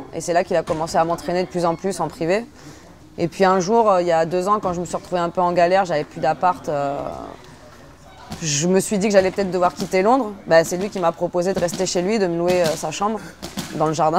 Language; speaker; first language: French; native; French